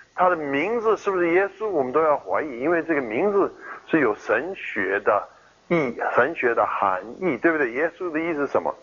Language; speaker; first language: Chinese; non-native, fluent; English